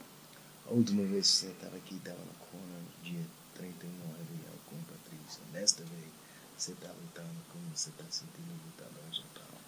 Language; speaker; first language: Portuguese; non-native, learner; Japanese